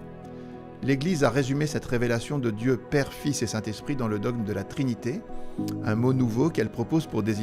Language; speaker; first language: French; native; French